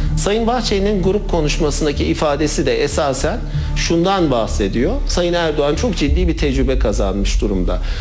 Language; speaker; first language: Turkish; native; Turkish